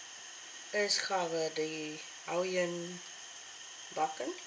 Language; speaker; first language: Dutch; non-native, learner; Malay